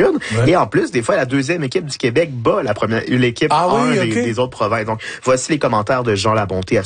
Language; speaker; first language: French; native; French